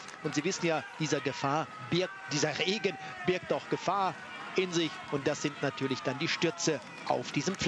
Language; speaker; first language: German; native; German